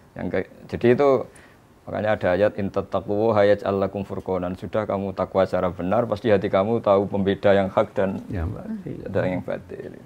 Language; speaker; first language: Indonesian; native; Indonesian